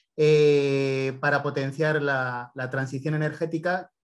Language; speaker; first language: Spanish; native; Spanish